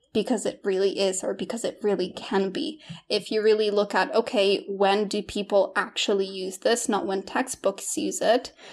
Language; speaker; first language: English; non-native, fluent; Polish